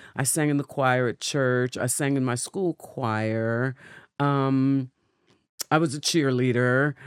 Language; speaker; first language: English; native; English